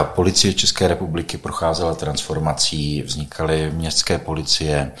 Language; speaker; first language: Czech; native; Czech